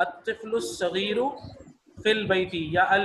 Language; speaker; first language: Arabic; non-native, fluent; Urdu